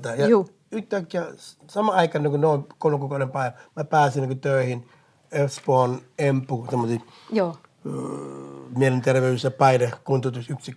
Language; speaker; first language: Finnish; non-native, fluent; English